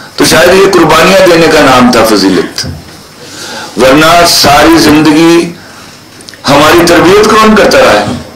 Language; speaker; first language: Urdu; non-native, local second language; Punjabi